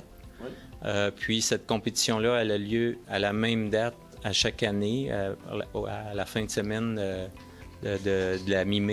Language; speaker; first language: French; native; French